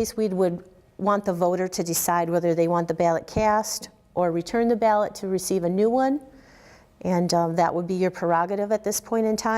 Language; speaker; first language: English; native; English